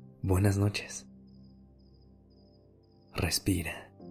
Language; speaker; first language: Spanish; native; Spanish